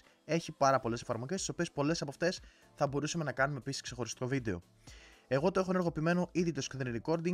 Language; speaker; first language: Greek; native; Greek